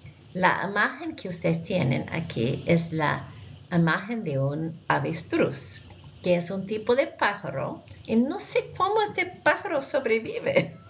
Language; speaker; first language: Spanish; non-native, fluent; English